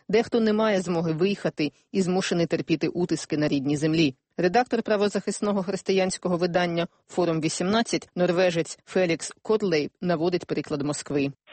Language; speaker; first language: Ukrainian; native; Ukrainian